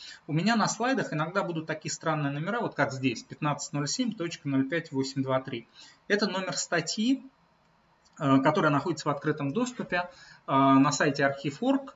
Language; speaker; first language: Russian; native; Russian